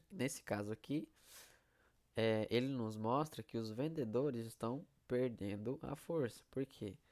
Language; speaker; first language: Portuguese; native; Portuguese